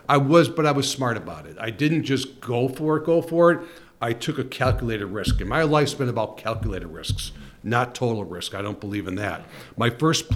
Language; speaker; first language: English; native; English